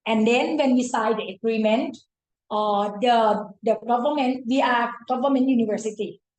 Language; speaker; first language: English; non-native, fluent; Thai